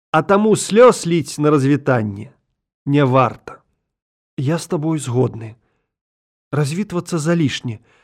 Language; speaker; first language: Belarusian; native; Belarusian